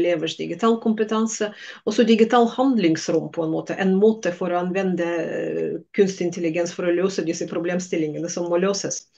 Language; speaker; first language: Norwegian; non-native, fluent; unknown